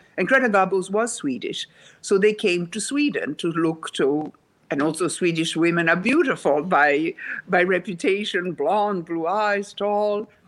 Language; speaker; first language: English; non-native, fluent; Italian